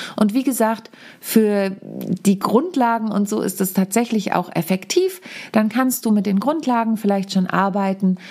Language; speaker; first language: German; native; German